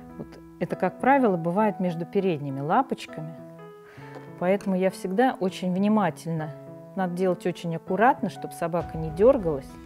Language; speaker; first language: Russian; native; Russian